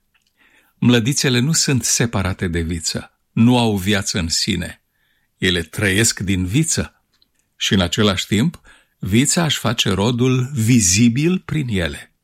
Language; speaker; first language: Romanian; native; Romanian